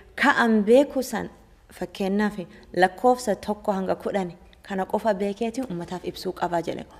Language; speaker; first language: Oromo; early bilingual, heritage; Oromo